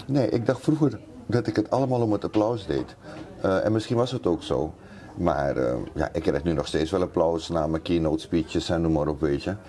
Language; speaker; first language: Dutch; native; Dutch